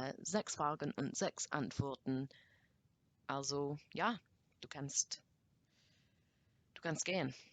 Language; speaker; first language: German; non-native, learner; English